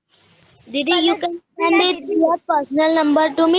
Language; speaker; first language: English; non-native, learner; Hindi